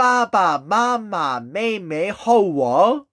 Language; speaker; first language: Chinese; non-native, learner; Korean